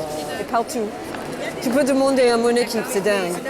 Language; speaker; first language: French; non-native, fluent; English